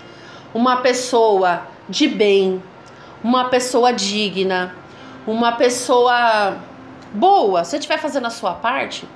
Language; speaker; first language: Portuguese; native; Portuguese